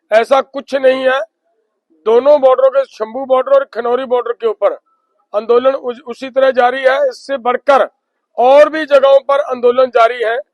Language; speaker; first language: Hindi; non-native, local second language; Punjabi